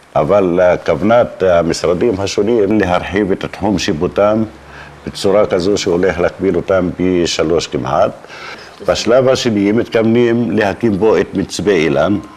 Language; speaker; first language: Hebrew; non-native, local second language; Arabic